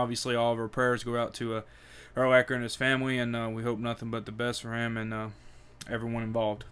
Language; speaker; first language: English; native; English